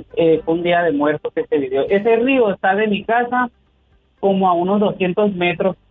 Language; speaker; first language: Spanish; native; Spanish